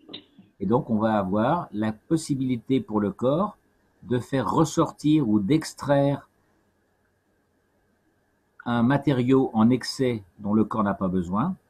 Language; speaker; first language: French; native; French